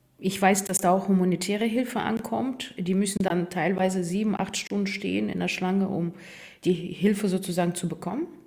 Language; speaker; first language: German; non-native, fluent; Russian